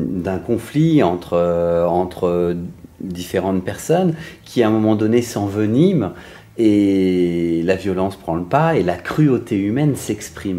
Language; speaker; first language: French; native; French